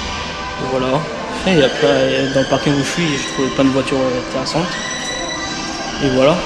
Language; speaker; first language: French; native; French